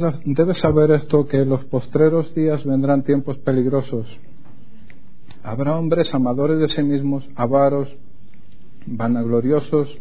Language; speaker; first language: Spanish; native; Spanish